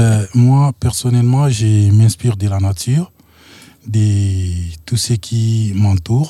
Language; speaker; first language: French; non-native, local second language; Lingala